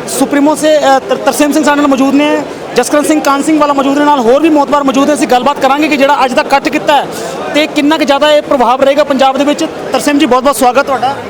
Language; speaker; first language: Punjabi; native; Punjabi